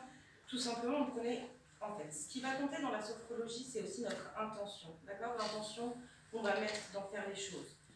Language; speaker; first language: French; native; French